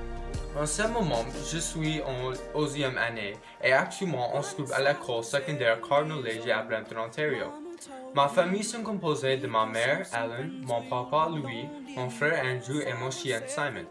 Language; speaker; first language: French; non-native, local second language; English